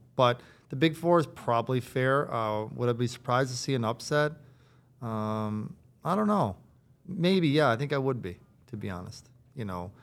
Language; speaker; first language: English; native; English